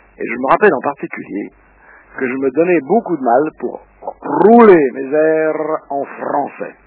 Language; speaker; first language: French; early bilingual, other home language; Russian